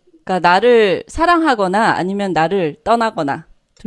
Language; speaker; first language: Korean; native; Korean